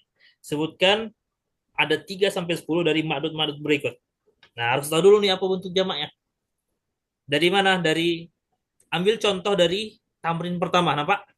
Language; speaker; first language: Indonesian; native; Indonesian